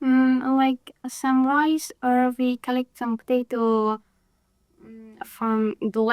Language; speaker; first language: English; non-native, learner; Hazaragi